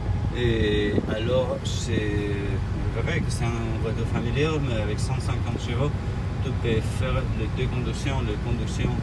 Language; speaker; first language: French; non-native, learner; Spanish